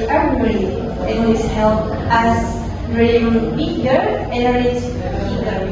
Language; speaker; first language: English; non-native, learner; Indonesian